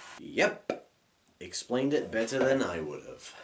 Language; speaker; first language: English; native; English